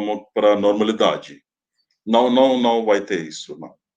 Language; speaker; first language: Portuguese; non-native, fluent; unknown